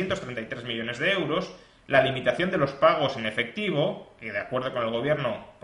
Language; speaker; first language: Spanish; native; Spanish